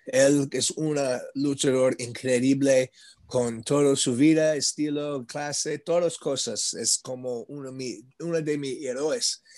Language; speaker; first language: Spanish; non-native, learner; English